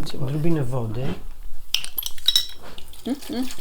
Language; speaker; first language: Polish; non-native, learner; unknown